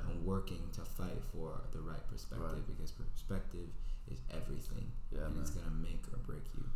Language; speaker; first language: English; native; English